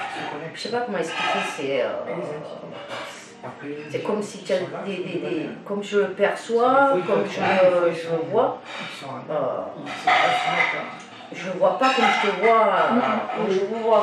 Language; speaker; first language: French; native; French